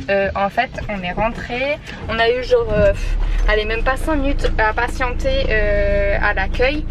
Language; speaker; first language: French; native; French